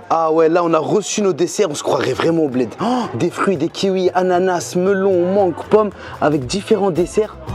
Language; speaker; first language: French; early bilingual, other home language; Riffian